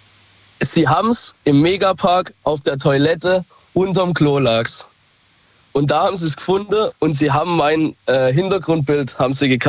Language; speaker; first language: German; native; German